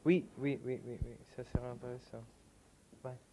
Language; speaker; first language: French; non-native, fluent; Italian